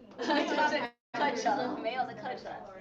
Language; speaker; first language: Chinese; non-native, fluent; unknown